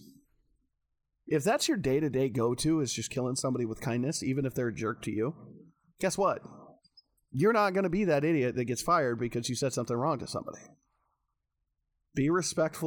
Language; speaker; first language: English; native; English